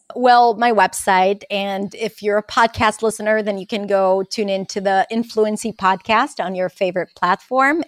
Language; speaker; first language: English; non-native, fluent; Hebrew